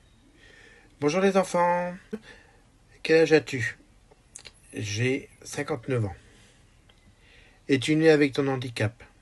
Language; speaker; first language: French; native; French